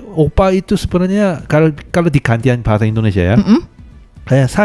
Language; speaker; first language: Indonesian; non-native, fluent; Korean